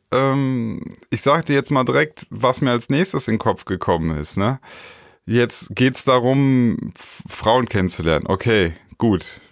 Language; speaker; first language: German; native; German